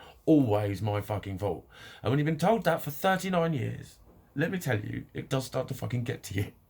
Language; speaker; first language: English; native; English